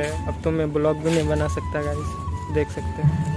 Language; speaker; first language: Hindi; native; Hindi